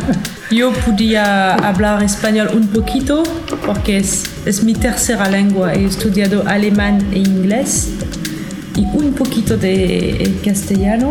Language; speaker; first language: Spanish; non-native, learner; French